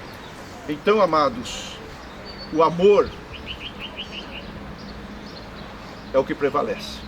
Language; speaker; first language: Portuguese; native; Portuguese